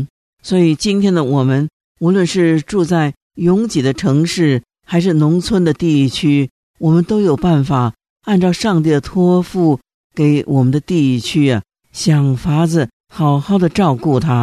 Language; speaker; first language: Chinese; native; Chinese